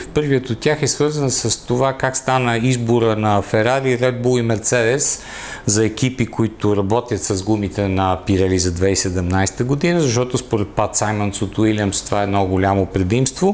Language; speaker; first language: Bulgarian; native; Bulgarian